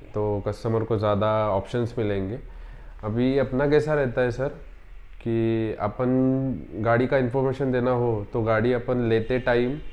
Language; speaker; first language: Hindi; non-native, local second language; Marathi